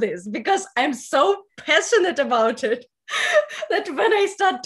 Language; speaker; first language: English; non-native, fluent; Russian